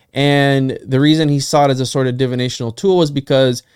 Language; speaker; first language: English; non-native, fluent; Spanish